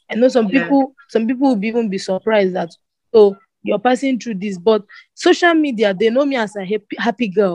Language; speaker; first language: English; non-native, local second language; Igbo